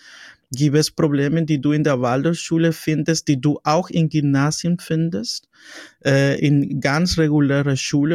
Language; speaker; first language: German; non-native, fluent; Spanish